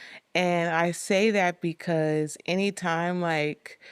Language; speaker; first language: English; native; English